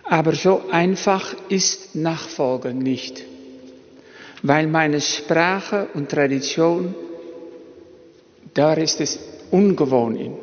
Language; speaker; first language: German; non-native, fluent; Dutch